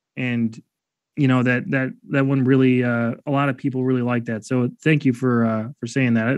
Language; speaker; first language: English; native; English